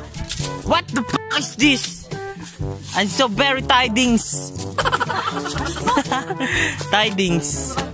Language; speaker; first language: English; non-native, local second language; Filipino